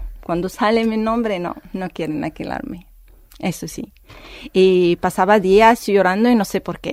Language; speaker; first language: Spanish; non-native, fluent; Arabic